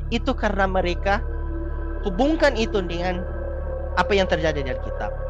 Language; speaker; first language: Indonesian; non-native, fluent; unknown